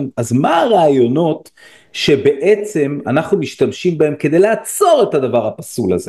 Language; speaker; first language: Hebrew; native; Hebrew